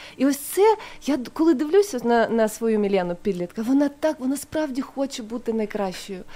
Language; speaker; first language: Ukrainian; non-native, local second language; Russian